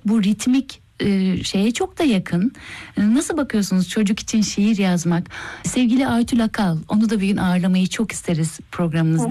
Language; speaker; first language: Turkish; native; Turkish